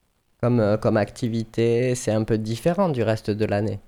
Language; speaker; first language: French; native; French